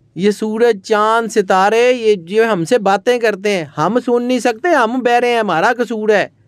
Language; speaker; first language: Urdu; non-native, local second language; Punjabi